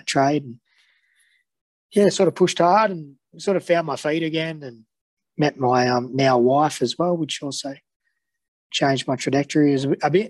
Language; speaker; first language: English; native; English